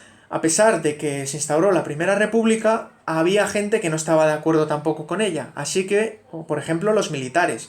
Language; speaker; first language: Spanish; native; Spanish